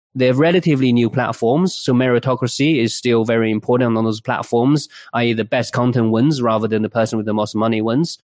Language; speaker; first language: English; early bilingual, other home language; Chinese